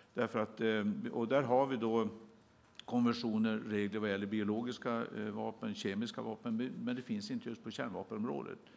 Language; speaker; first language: Swedish; native; Swedish